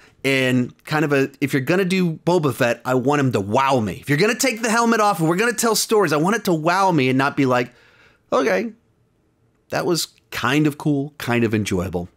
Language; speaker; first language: English; native; English